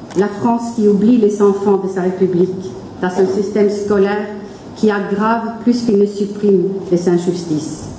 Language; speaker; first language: French; non-native, fluent; Norwegian